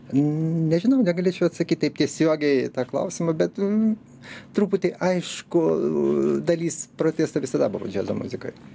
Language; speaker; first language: Lithuanian; non-native, local second language; Russian